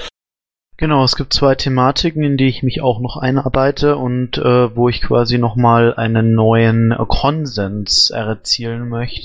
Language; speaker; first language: German; native; German